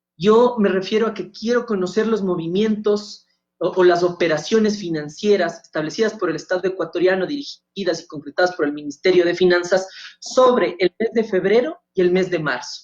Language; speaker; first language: Spanish; native; Spanish